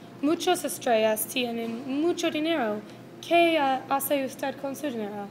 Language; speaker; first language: Spanish; non-native, learner; English